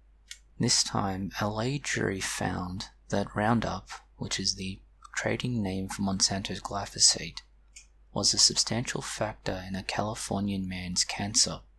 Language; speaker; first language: English; native; English